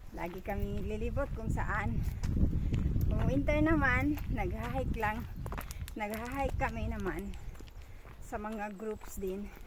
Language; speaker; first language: Filipino; non-native, local second language; Cebuano